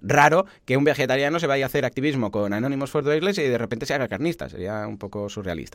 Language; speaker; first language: Spanish; native; Spanish